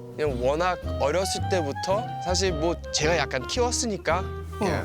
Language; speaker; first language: Korean; non-native, fluent; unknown